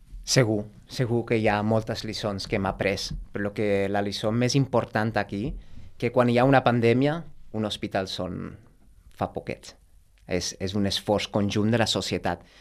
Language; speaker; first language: Catalan; non-native, fluent; Dutch